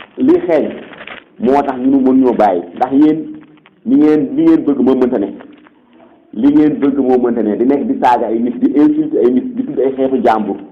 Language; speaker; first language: Wolof; non-native, local second language; Fula